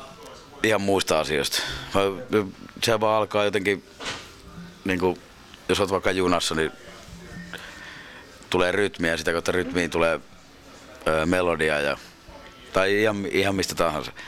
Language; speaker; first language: Finnish; native; Finnish